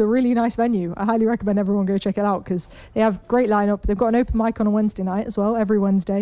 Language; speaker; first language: English; native; English